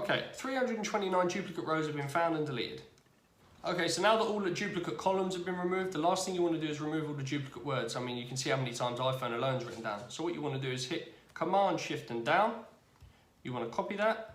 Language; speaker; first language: English; native; English